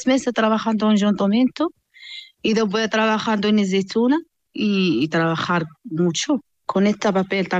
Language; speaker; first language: Spanish; non-native, learner; Arabic